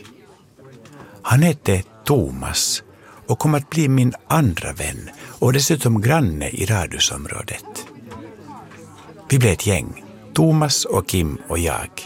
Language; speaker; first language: Swedish; native; Swedish